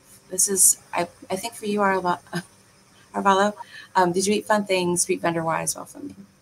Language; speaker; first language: English; native; English